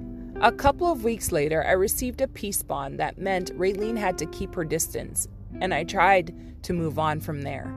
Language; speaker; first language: English; native; English